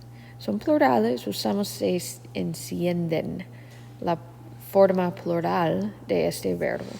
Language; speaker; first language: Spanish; non-native, fluent; English